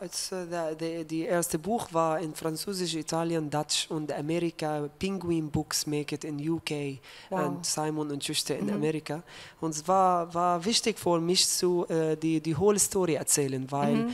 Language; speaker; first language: German; non-native, learner; Arabic